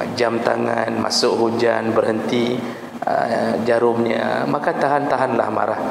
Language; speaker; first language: Malay; non-native, local second language; Achinese